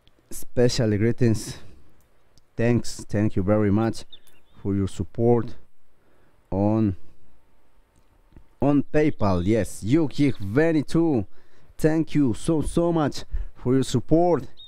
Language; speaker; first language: English; non-native, learner; Spanish